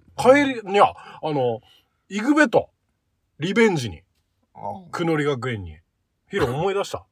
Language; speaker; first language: Japanese; native; Japanese